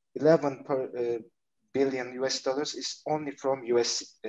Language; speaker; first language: English; non-native, fluent; Turkish